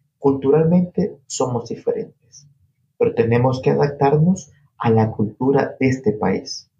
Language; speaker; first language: Spanish; native; Spanish